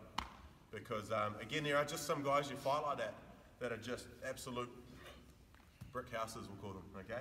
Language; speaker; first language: English; native; English